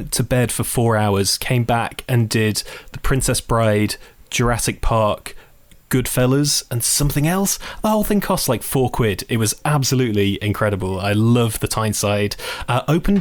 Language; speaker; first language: English; native; English